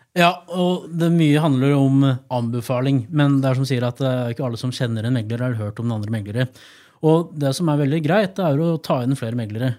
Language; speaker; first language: Norwegian; native; Norwegian